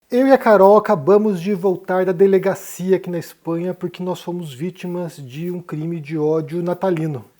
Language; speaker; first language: Portuguese; native; Portuguese